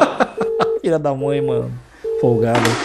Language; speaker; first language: Portuguese; native; Portuguese